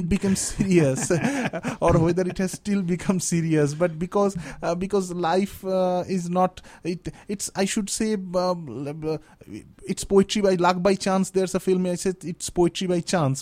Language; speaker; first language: English; non-native, local second language; Bangla